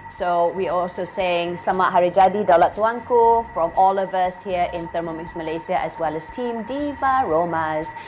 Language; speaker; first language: English; non-native, local second language; Malay